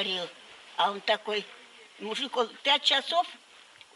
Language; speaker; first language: Russian; native; Russian